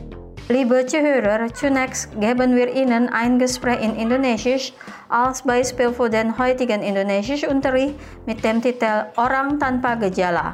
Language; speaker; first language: German; non-native, fluent; Indonesian